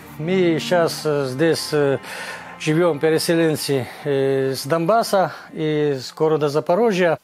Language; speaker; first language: Russian; non-native, local second language; Georgian